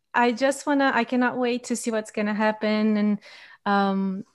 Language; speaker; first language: English; non-native, fluent; Portuguese